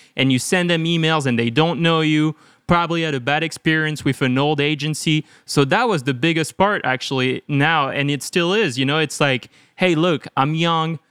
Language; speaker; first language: English; non-native, fluent; French